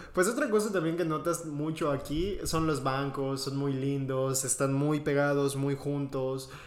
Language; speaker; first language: Spanish; native; Spanish